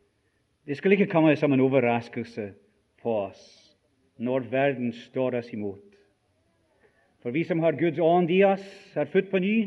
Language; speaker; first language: Norwegian; non-native, fluent; English